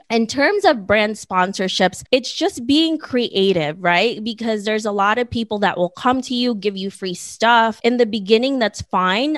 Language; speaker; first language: English; early bilingual, other home language; Filipino